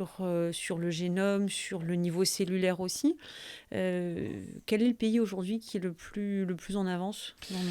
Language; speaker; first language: French; native; French